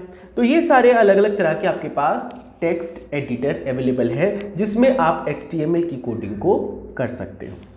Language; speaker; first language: Hindi; native; Hindi